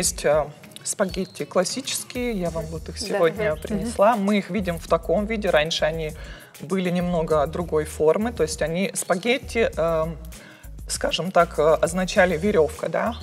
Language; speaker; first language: Russian; native; Russian